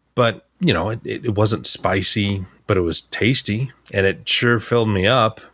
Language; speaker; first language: English; native; English